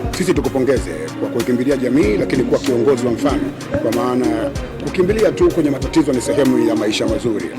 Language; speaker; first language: Swahili; native; Swahili